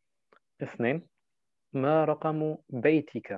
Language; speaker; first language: Arabic; non-native, fluent; German